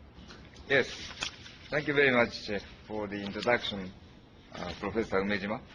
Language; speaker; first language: English; non-native, fluent; Japanese